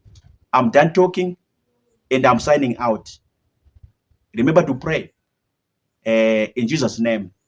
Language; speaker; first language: English; non-native, local second language; Shona